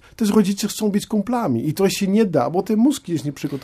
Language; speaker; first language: Polish; non-native, fluent; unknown